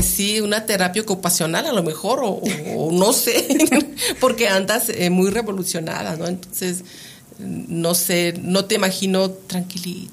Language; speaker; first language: Spanish; native; Spanish